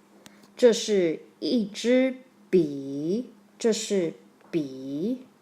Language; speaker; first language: Chinese; non-native, fluent; English